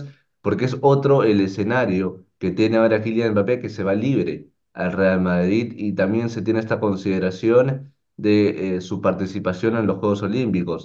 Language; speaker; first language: Spanish; native; Spanish